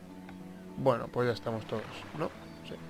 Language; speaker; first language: Spanish; native; Spanish